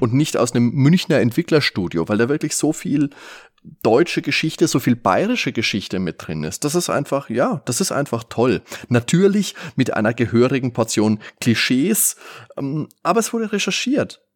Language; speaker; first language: German; native; German